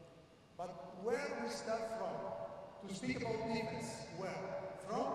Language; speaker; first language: English; non-native, learner; Italian